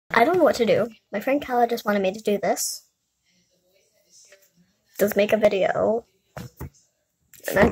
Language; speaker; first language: English; native; English